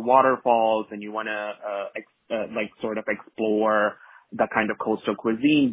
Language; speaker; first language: English; non-native, local second language; Malayalam